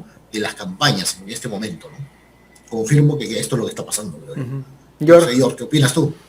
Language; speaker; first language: Spanish; native; Spanish